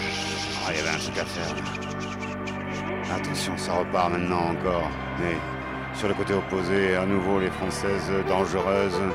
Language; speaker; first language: French; native; French